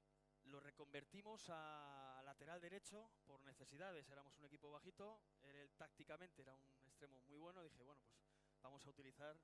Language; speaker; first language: Spanish; native; Spanish